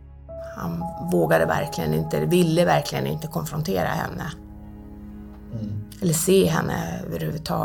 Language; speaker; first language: Swedish; native; Swedish